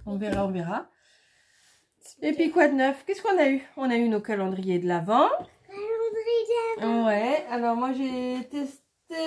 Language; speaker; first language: French; native; French